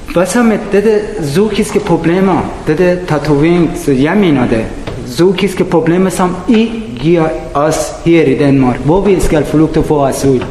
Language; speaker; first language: Danish; non-native, learner; Persian